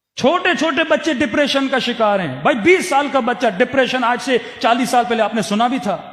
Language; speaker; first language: Urdu; early bilingual, heritage; Urdu